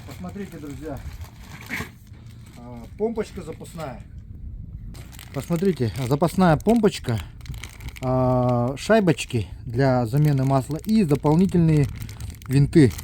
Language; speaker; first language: Russian; native; Russian